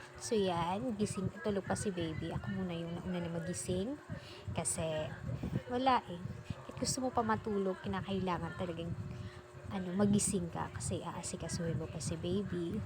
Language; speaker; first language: Filipino; non-native, local second language; Cebuano